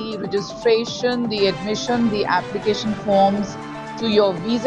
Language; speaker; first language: English; non-native, local second language; Hindi